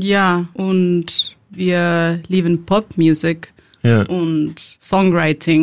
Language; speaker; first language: German; non-native, learner; Spanish